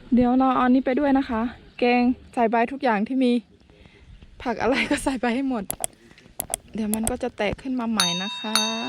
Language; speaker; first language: Thai; native; Thai